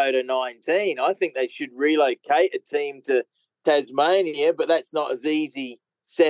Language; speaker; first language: English; native; English